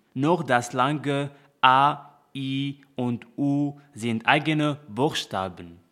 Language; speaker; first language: German; non-native, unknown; Arabic